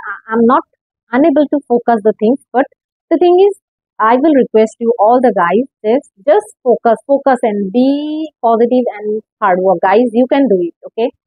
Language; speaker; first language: English; non-native, local second language; Assamese